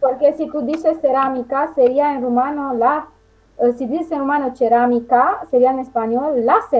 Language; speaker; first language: Spanish; non-native, fluent; Romanian